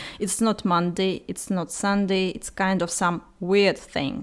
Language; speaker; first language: English; non-native, fluent; Russian